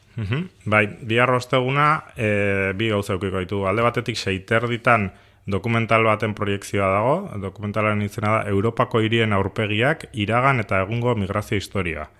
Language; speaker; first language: Basque; native; Basque